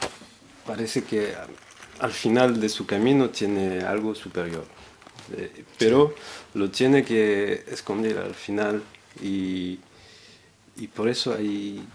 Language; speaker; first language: Spanish; non-native, fluent; French